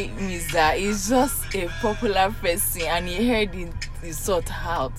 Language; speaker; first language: English; non-native, local second language; Yoruba